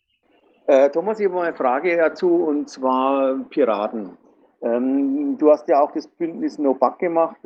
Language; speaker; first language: German; native; German